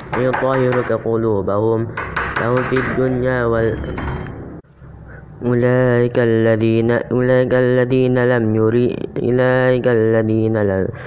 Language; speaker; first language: Arabic; non-native, learner; Indonesian